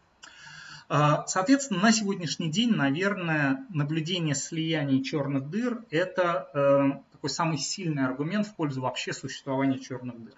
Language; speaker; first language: Russian; native; Russian